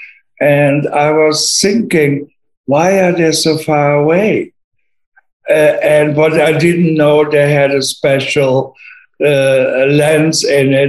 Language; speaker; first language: English; non-native, fluent; German